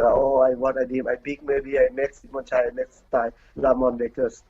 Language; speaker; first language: English; non-native, learner; Thai